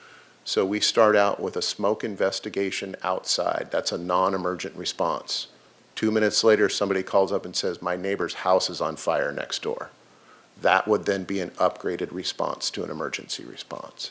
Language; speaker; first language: English; native; English